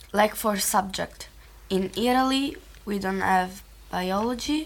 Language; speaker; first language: English; non-native, learner; Italian